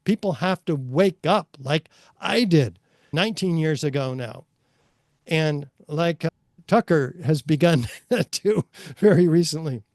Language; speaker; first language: English; native; English